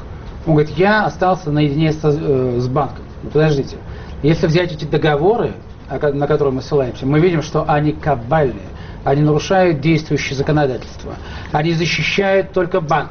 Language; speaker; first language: Russian; native; Russian